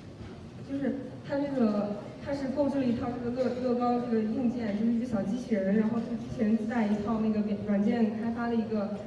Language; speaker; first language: Chinese; native; Chinese